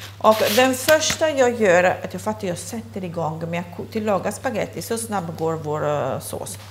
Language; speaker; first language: Swedish; non-native, fluent; Italian